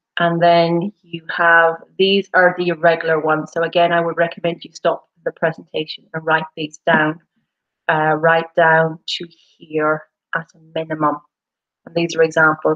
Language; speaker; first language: English; native; English